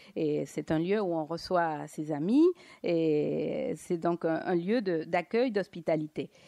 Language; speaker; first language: French; non-native, fluent; Spanish